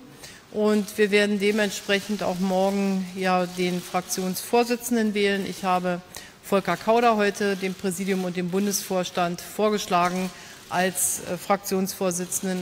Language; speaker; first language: German; native; German